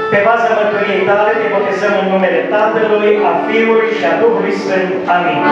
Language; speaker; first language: Romanian; native; Romanian